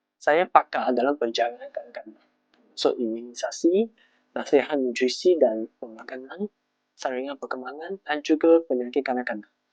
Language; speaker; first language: Malay; non-native, local second language; Chinese